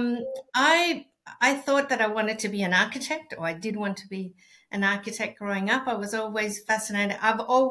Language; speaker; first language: English; non-native, fluent; Spanish